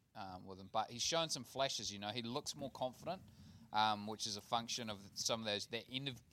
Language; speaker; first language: English; native; English